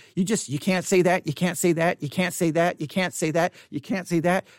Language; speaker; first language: English; native; English